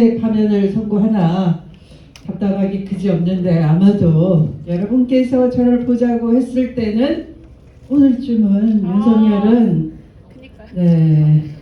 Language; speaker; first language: Korean; native; Korean